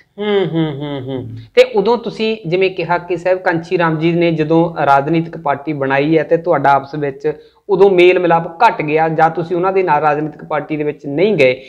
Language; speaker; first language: Punjabi; native; Punjabi